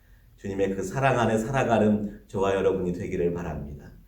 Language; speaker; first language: Korean; native; Korean